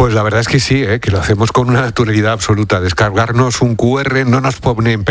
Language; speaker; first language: Spanish; native; Spanish